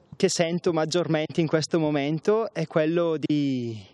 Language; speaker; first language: Italian; native; Italian